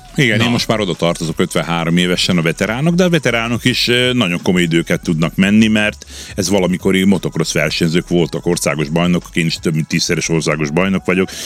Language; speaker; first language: Hungarian; native; Hungarian